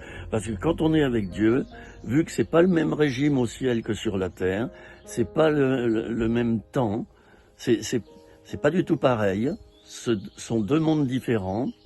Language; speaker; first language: French; native; French